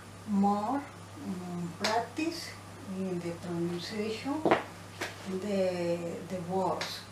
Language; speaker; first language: English; non-native, learner; Spanish